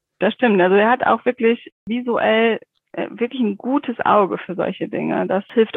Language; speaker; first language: German; native; German